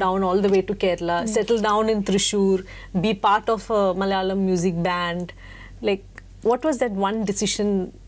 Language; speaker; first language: English; non-native, local second language; Malayalam